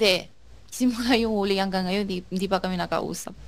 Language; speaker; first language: Filipino; non-native, learner; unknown